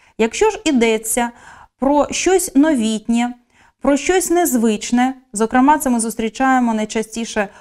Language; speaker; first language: Ukrainian; native; Ukrainian